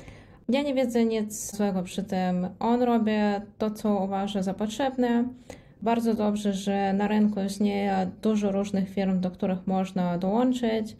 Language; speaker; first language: Polish; non-native, fluent; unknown